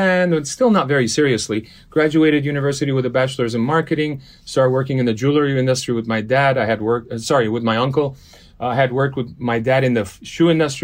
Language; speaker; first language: English; early bilingual, other home language; Armenian